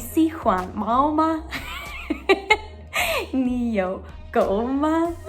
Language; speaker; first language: Chinese; non-native, learner; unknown